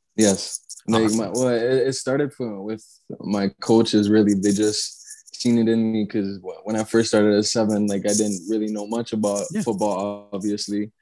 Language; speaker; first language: English; native; English